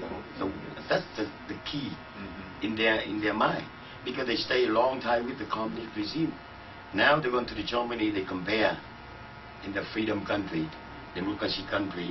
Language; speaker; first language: English; non-native, learner; Vietnamese